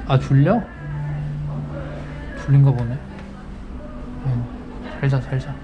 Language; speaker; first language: Korean; native; Korean